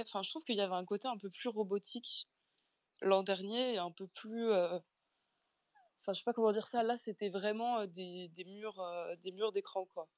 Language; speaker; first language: French; native; French